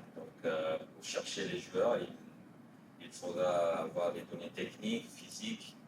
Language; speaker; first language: French; non-native, fluent; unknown